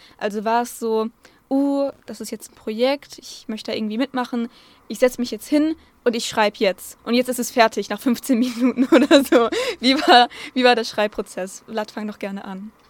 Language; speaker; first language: German; native; German